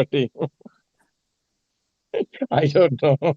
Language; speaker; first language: English; non-native, learner; Sinhala